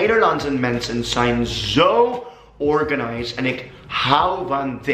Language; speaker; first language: Dutch; non-native, learner; English